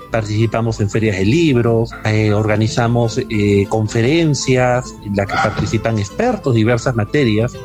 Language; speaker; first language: Spanish; native; Spanish